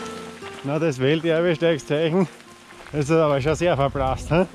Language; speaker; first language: German; native; German